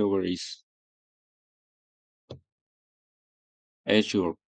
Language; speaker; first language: English; non-native, learner; Vietnamese